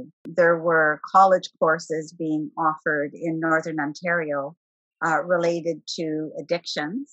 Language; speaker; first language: English; native; English